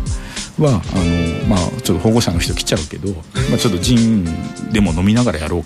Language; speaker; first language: Japanese; native; Japanese